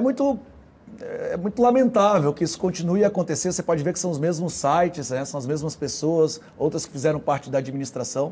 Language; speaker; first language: Portuguese; native; Portuguese